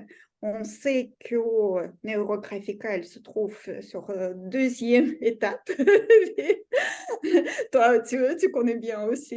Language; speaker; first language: French; non-native, fluent; Russian